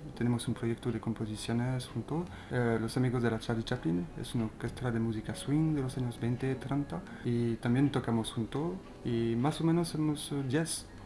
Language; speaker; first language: Spanish; non-native, learner; French